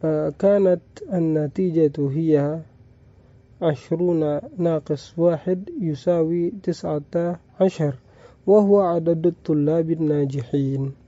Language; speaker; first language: Arabic; non-native, fluent; Indonesian